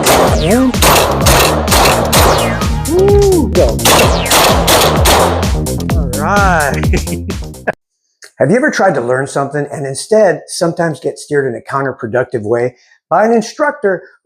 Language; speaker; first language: English; native; English